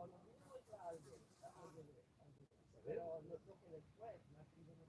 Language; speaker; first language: Spanish; non-native, fluent; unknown